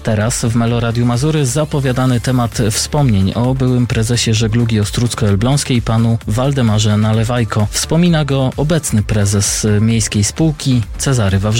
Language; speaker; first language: Polish; native; Polish